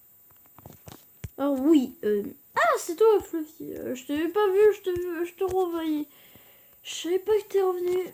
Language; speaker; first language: French; native; French